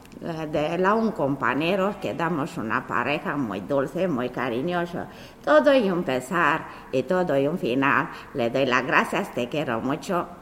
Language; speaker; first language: Spanish; non-native, learner; Romanian